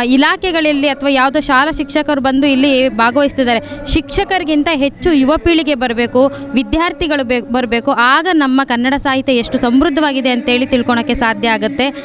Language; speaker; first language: Kannada; native; Kannada